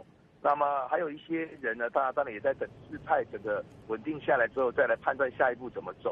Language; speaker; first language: Chinese; native; Chinese